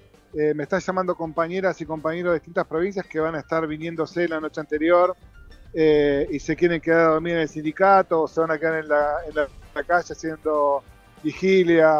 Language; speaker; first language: Spanish; native; Spanish